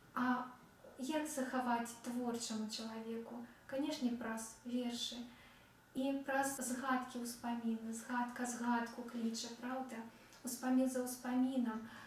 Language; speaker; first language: Belarusian; non-native, local second language; Russian